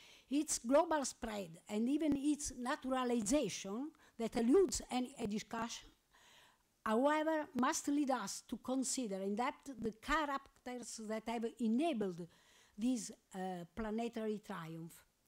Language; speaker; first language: English; non-native, learner; Italian